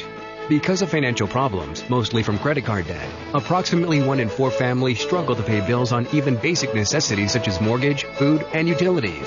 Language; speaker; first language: English; native; English